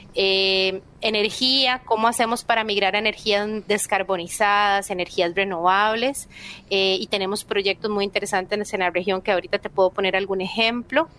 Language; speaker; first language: Spanish; native; Spanish